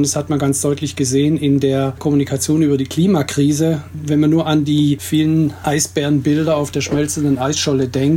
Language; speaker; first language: German; native; German